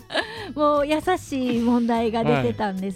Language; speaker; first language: Japanese; native; Japanese